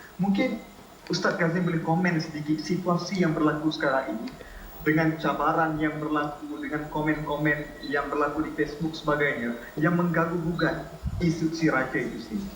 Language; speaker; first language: Malay; native; Malay